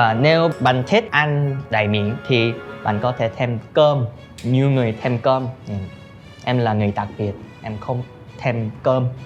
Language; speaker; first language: Vietnamese; non-native, learner; Korean